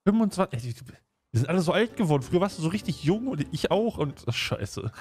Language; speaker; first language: German; native; German